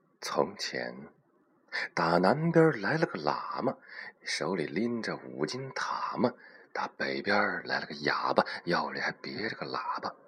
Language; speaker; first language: Chinese; native; Chinese